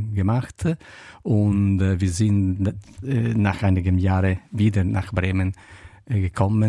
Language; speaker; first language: German; non-native, learner; Italian